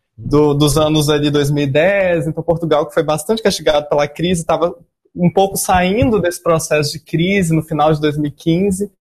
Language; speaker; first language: Portuguese; native; Portuguese